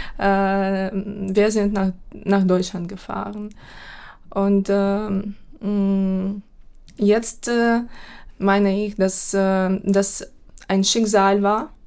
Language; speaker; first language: German; non-native, learner; Ukrainian